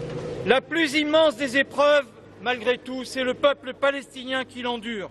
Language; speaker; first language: French; native; French